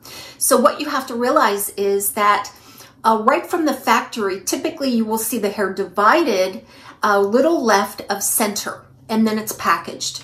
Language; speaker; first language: English; native; English